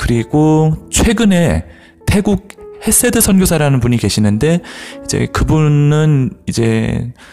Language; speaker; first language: Korean; native; Korean